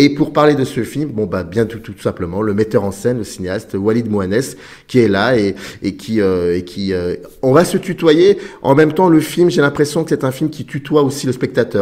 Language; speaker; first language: French; native; French